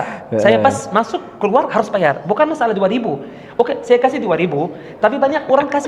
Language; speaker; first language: Indonesian; non-native, learner; Arabic